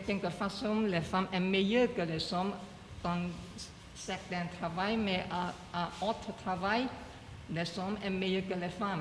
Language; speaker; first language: French; non-native, learner; Chinese